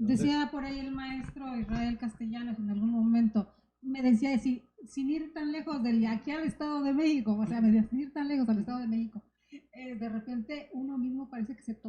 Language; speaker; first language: Spanish; native; Spanish